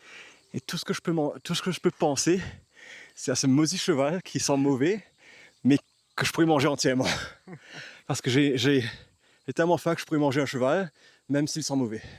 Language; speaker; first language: French; non-native, fluent; English